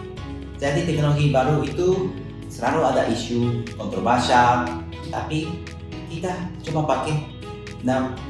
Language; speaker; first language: Indonesian; non-native, fluent; Japanese